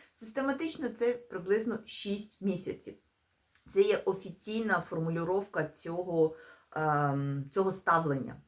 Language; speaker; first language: Ukrainian; non-native, local second language; Russian